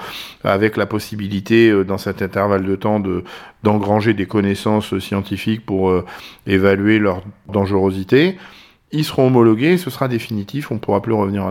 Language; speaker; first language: French; native; French